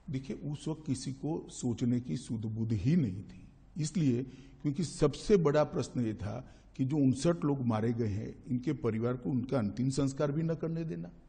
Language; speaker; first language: Hindi; non-native, local second language; Gujarati